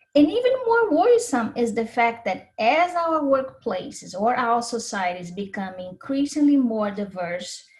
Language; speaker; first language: English; non-native, fluent; Portuguese